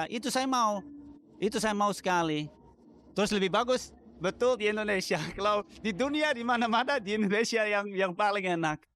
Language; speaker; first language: Indonesian; non-native, fluent; Dutch